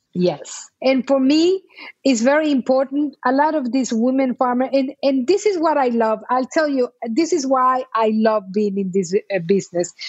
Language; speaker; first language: English; non-native, fluent; Spanish